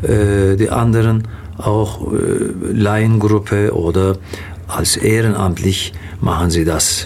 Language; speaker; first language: German; non-native, fluent; Turkish